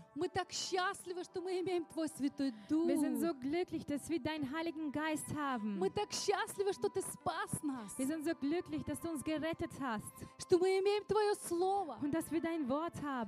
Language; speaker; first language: German; non-native, local second language; Russian